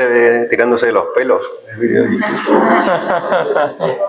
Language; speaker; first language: Spanish; native; Spanish